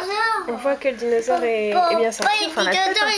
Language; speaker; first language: French; native; French